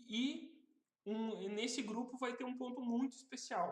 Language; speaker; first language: Portuguese; native; Portuguese